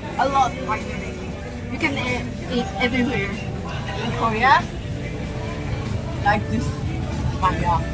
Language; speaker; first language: English; non-native, learner; Japanese